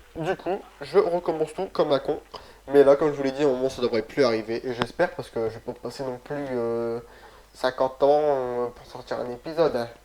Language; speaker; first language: French; native; French